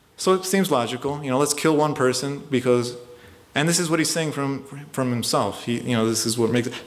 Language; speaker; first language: English; early bilingual, other home language; Romanian